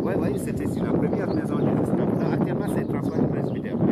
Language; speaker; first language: French; non-native, local second language; Wolof